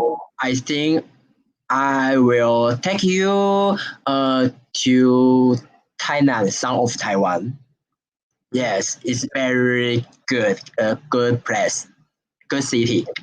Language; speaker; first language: English; non-native, learner; Chinese